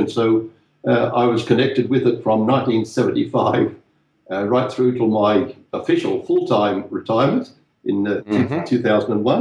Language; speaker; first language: English; native; English